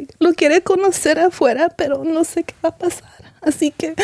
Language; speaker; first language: Spanish; early bilingual, heritage; Spanish